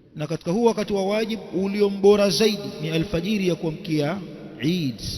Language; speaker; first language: Swahili; native; Swahili